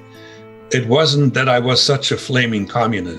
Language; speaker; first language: English; non-native, fluent; German